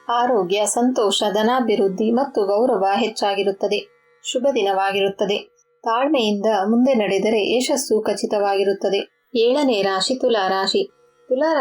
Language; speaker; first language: Kannada; native; Kannada